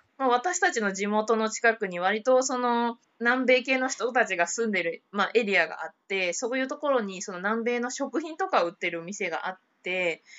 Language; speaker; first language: Japanese; native; Japanese